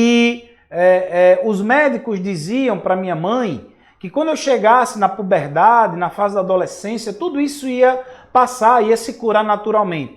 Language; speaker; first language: Portuguese; native; Portuguese